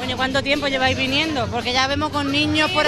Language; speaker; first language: Spanish; native; Spanish